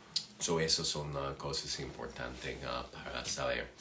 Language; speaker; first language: Spanish; non-native, fluent; English